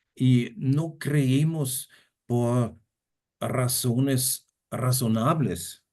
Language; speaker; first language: Spanish; non-native, fluent; German